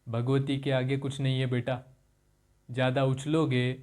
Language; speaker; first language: Hindi; non-native, local second language; Marathi